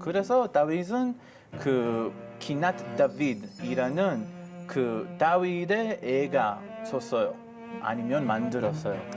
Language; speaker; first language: Korean; non-native, fluent; Hebrew